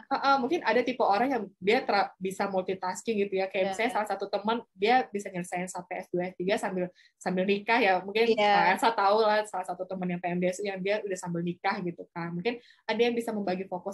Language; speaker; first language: Indonesian; native; Indonesian